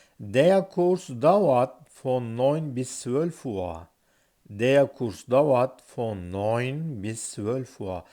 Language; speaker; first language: German; non-native, fluent; Turkish